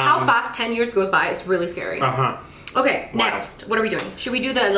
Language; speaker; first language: English; native; English